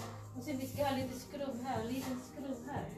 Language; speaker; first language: Swedish; non-native, learner; Cebuano